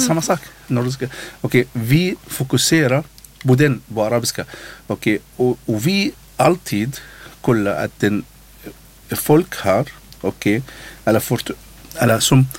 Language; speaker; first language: Swedish; non-native, learner; Arabic